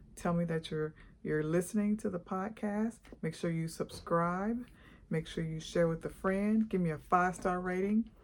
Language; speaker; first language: English; native; English